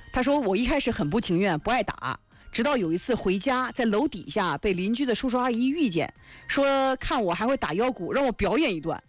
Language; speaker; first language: Chinese; native; Chinese